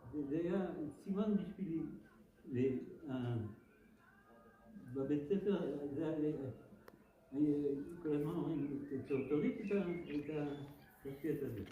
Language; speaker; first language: Hebrew; non-native, fluent; French